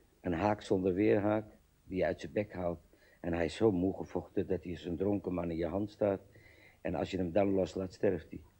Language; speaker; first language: Dutch; native; Dutch